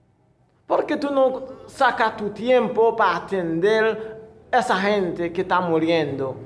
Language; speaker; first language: Spanish; non-native, fluent; Haitian Creole